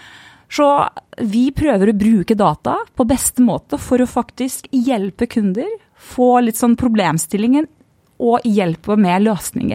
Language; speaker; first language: Norwegian; non-native, fluent; Lithuanian